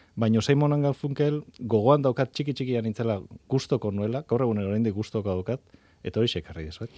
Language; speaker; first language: Basque; non-native, local second language; Spanish